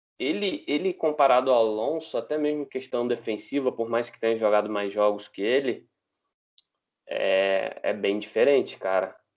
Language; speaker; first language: Portuguese; native; Portuguese